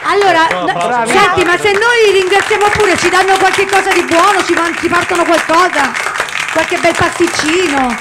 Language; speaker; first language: Italian; native; Italian